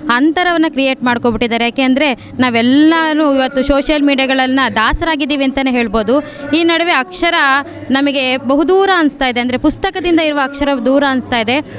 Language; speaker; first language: Kannada; native; Kannada